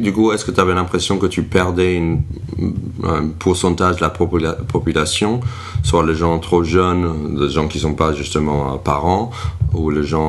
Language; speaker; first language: French; non-native, fluent; English